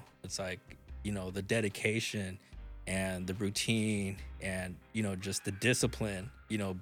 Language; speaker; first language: English; native; English